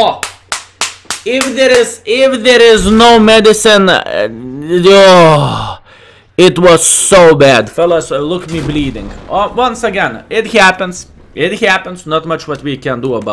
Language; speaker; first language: English; non-native, fluent; Lithuanian